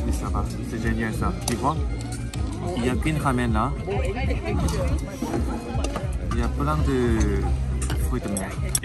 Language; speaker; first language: French; non-native, fluent; Korean